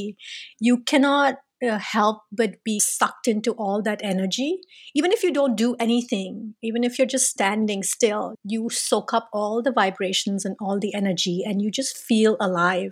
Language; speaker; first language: English; non-native, local second language; Tamil